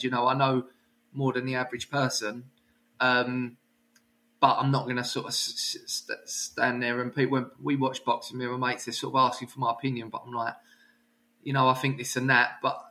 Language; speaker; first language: English; native; English